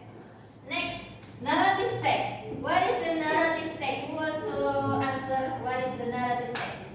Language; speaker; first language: English; non-native, learner; Indonesian